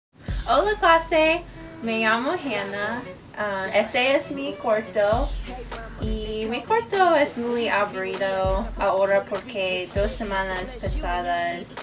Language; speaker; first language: Spanish; non-native, learner; English